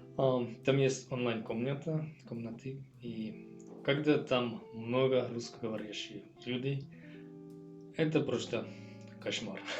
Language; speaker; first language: Russian; non-native, learner; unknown